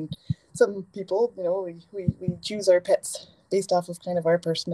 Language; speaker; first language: English; native; English